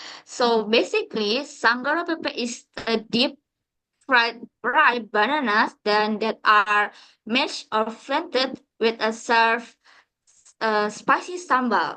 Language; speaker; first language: English; non-native, learner; Indonesian